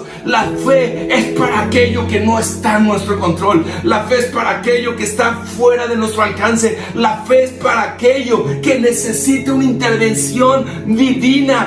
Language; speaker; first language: Spanish; native; Spanish